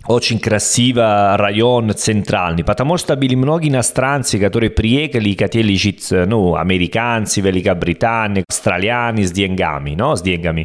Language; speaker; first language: Russian; non-native, learner; Italian